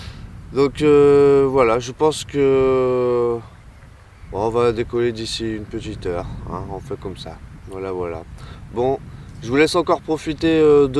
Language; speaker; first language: French; native; French